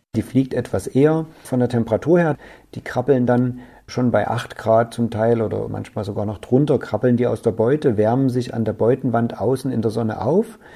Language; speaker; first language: German; native; German